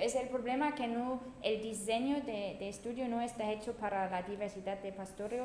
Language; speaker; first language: Spanish; non-native, fluent; German